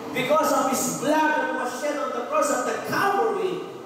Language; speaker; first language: English; non-native, local second language; Filipino